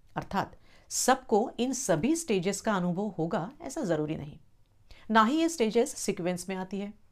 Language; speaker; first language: Hindi; non-native, local second language; Marathi